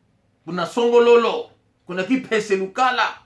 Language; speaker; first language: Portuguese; non-native, local second language; Kongo